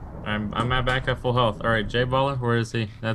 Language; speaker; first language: English; native; English